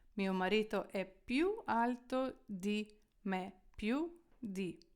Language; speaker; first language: Italian; non-native, fluent; Ukrainian